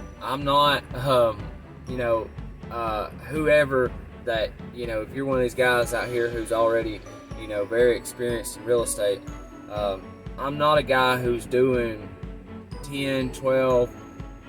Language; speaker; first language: English; native; English